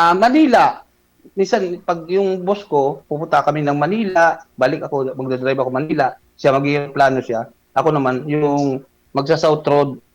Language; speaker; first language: Filipino; non-native, local second language; Bikol